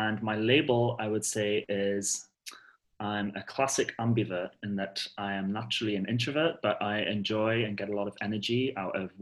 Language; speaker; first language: English; native; English